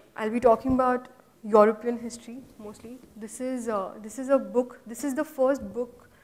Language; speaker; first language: English; non-native, local second language; Hindi